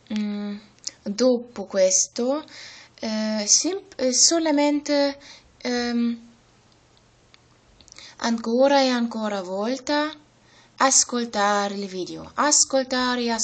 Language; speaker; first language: Italian; non-native, learner; German